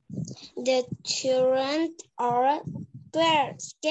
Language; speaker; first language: English; non-native, learner; Vietnamese